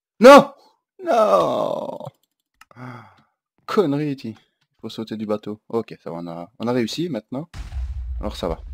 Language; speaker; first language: French; native; French